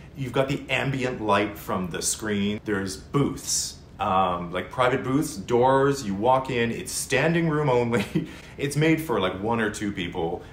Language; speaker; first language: English; native; English